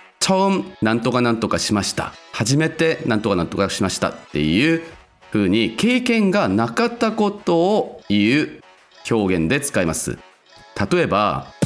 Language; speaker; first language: Japanese; non-native, local second language; Korean